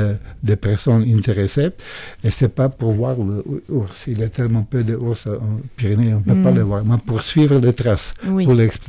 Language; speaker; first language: French; non-native, fluent; Croatian